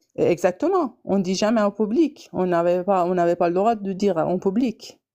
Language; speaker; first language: French; non-native, fluent; Persian